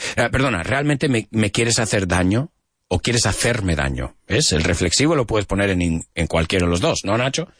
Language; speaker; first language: Spanish; non-native, fluent; English